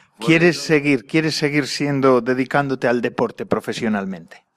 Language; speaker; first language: Spanish; native; Spanish